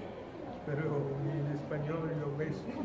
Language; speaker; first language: Spanish; non-native, fluent; Haitian Creole